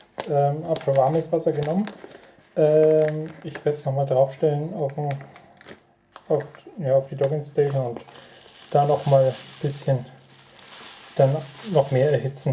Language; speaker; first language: German; native; German